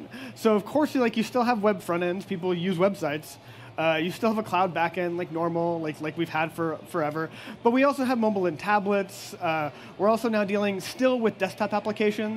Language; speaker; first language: English; native; English